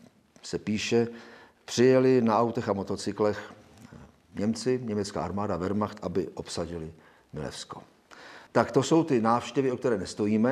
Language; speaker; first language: Czech; native; Czech